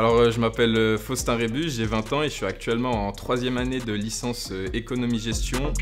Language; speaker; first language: French; native; French